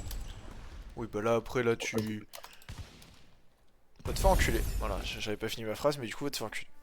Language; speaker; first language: French; native; French